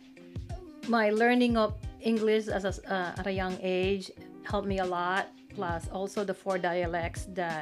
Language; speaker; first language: English; non-native, local second language; Pampanga